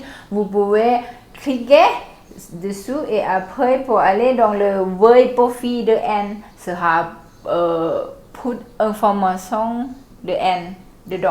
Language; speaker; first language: French; non-native, learner; Thai